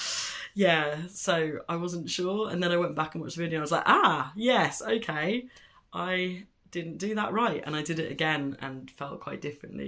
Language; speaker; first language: English; native; English